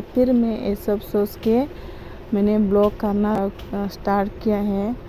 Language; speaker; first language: Hindi; non-native, local second language; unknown